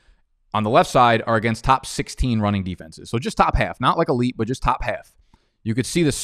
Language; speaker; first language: English; native; English